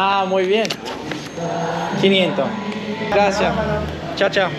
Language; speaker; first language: Spanish; non-native, learner; English